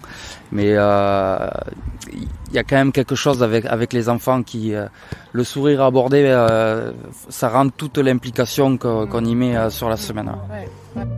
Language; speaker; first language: French; native; French